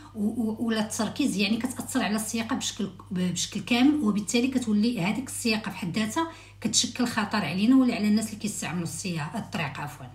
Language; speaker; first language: Arabic; native; Arabic